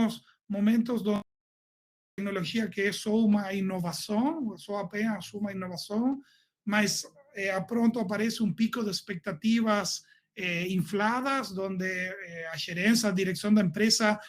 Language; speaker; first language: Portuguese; non-native, learner; Spanish